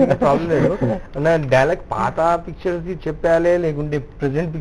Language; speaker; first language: Telugu; non-native, local second language; Urdu